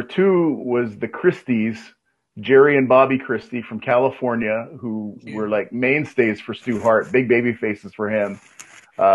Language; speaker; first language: English; native; English